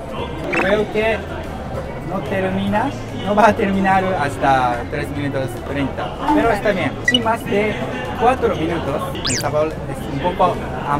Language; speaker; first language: Spanish; non-native, learner; Japanese